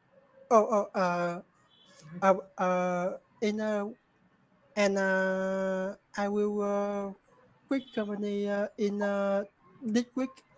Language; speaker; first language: English; non-native, learner; Vietnamese